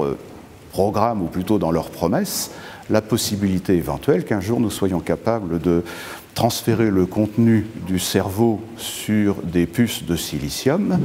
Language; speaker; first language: French; native; French